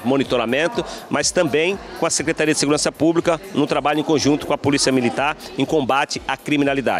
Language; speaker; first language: Portuguese; native; Portuguese